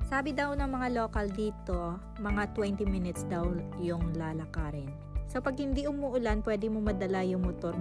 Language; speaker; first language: Filipino; non-native, local second language; Hiligaynon